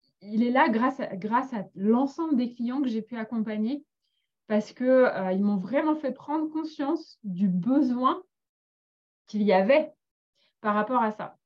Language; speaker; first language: French; native; French